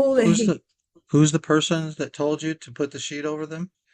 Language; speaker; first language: English; native; English